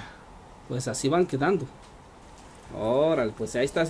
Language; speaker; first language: Spanish; native; Spanish